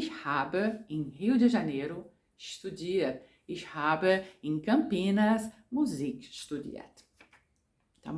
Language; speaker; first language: German; non-native, fluent; Portuguese